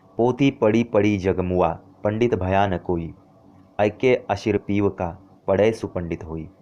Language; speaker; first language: Hindi; non-native, local second language; Marathi